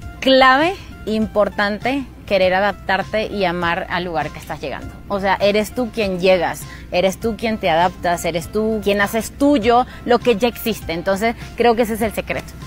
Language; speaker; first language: Spanish; native; Spanish